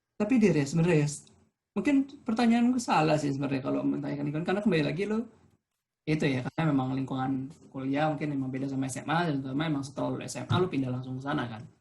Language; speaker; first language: Indonesian; native; Indonesian